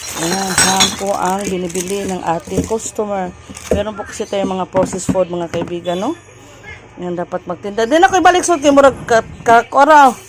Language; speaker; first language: Filipino; non-native, local second language; Cebuano